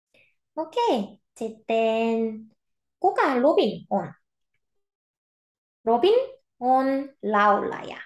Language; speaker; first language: Finnish; non-native, fluent; Korean